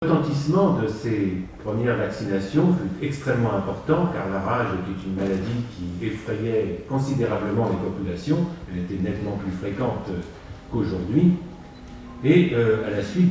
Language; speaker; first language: French; native; French